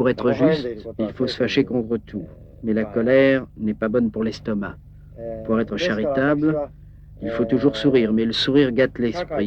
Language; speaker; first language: French; native; French